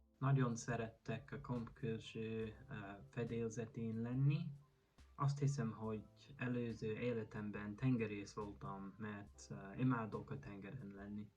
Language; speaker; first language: Hungarian; non-native, learner; English